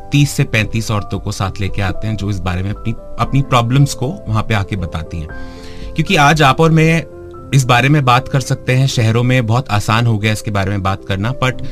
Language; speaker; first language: Hindi; native; Hindi